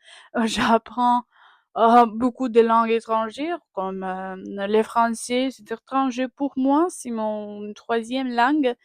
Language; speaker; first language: French; non-native, learner; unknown